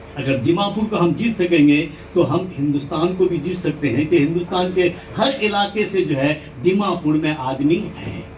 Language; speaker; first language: Hindi; non-native, local second language; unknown